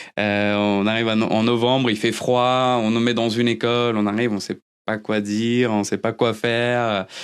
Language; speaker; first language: French; early bilingual, other home language; Portuguese